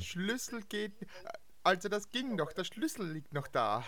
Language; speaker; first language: German; native; German